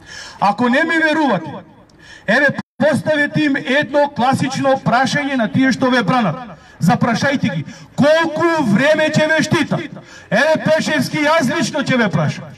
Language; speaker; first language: Macedonian; native; Macedonian